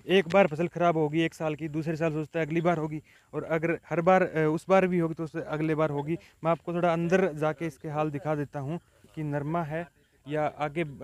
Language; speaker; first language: Hindi; native; Hindi